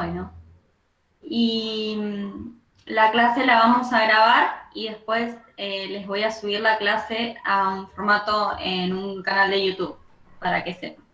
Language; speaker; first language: Spanish; native; Spanish